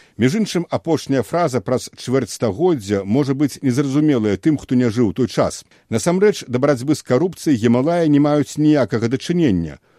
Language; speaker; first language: Belarusian; native; Belarusian